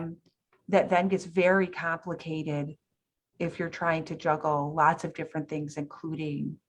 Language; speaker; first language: English; native; English